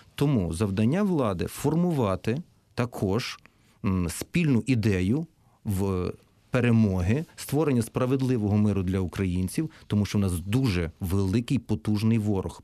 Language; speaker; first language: Ukrainian; native; Ukrainian